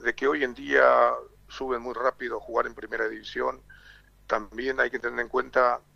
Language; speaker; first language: Spanish; native; Spanish